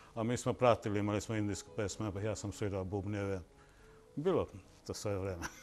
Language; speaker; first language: Croatian; non-native, fluent; Bangla